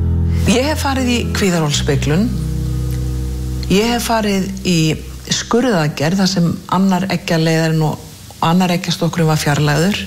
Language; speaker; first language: Icelandic; native; Icelandic